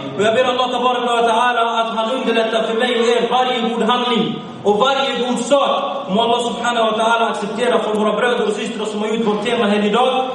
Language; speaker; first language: Swedish; early bilingual, other home language; Arabic